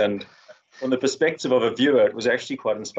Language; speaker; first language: English; native; English